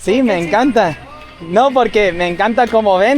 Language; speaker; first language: Spanish; early bilingual, heritage; English